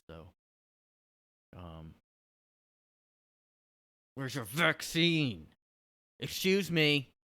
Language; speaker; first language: English; native; English